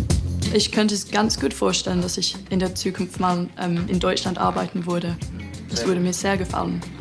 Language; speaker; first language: German; non-native, fluent; English